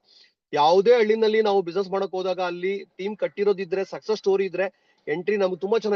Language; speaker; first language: Kannada; native; Kannada